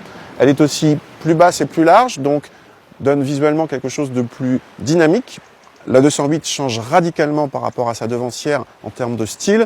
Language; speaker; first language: French; native; French